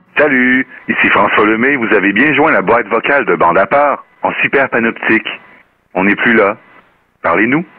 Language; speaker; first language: French; native; French